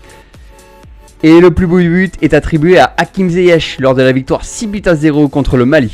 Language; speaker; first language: French; native; French